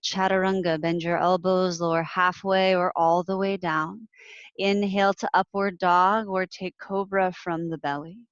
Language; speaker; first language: English; native; English